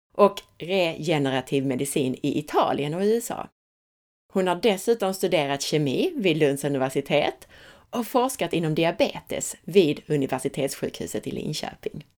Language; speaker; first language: Swedish; native; Swedish